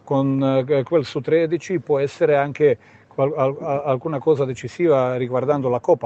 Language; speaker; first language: Italian; non-native, fluent; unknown